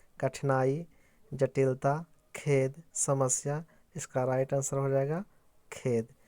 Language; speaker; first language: Hindi; native; Hindi